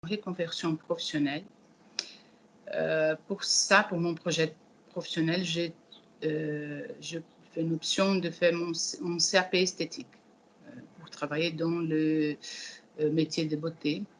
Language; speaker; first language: French; non-native, learner; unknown